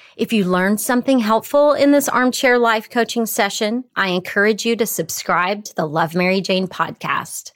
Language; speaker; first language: English; native; English